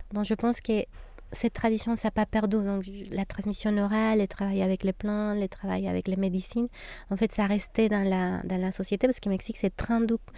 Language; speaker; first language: French; non-native, fluent; Spanish